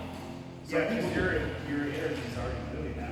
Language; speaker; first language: English; native; English